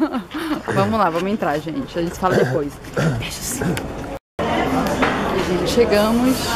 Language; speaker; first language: Portuguese; native; Portuguese